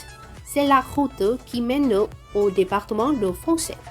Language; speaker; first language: French; non-native, learner; Vietnamese